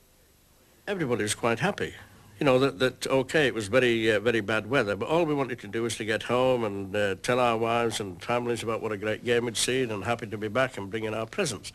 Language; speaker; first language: English; native; English